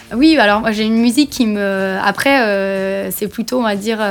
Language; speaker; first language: French; native; French